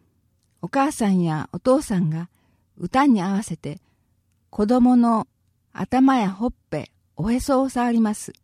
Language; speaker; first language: Japanese; native; Japanese